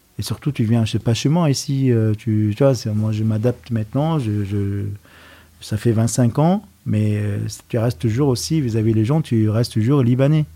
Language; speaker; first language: French; non-native, fluent; Arabic